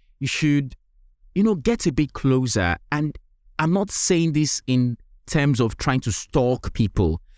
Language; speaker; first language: English; non-native, local second language; Yoruba